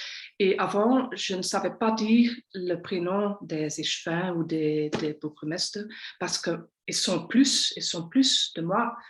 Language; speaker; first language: French; non-native, local second language; Dutch